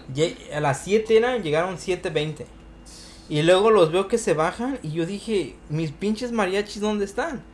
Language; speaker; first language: Spanish; native; Spanish